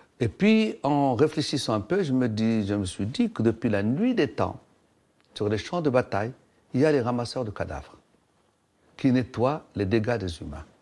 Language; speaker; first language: French; non-native, local second language; Arabic